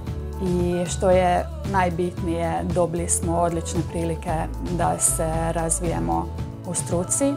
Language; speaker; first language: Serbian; non-native, local second language; Hungarian